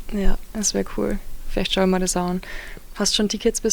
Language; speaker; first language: German; native; German